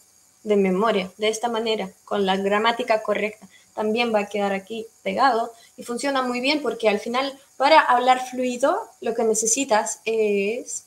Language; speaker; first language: Spanish; non-native, fluent; Russian